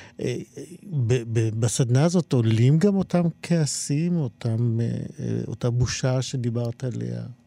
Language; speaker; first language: Hebrew; native; Hebrew